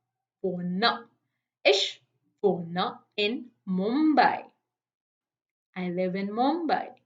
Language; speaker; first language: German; non-native, fluent; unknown